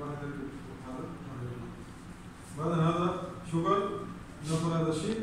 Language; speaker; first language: Arabic; non-native, learner; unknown